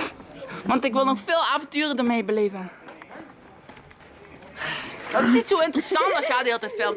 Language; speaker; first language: Dutch; native; Dutch